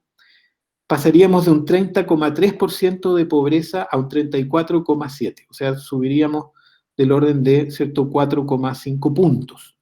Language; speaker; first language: Spanish; native; Spanish